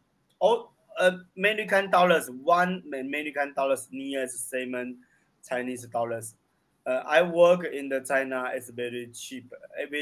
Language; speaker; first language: English; non-native, learner; Chinese